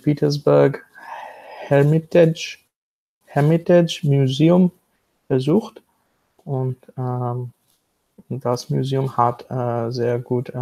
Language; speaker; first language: German; non-native, learner; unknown